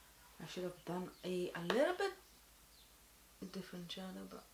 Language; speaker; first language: English; non-native, fluent; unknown